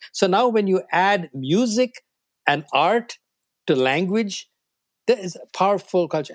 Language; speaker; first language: English; non-native, local second language; Tamil